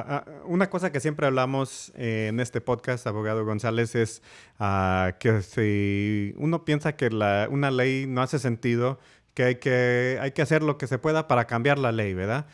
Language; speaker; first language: Spanish; early bilingual, heritage; English